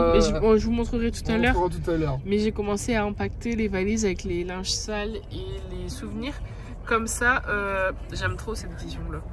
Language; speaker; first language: French; native; French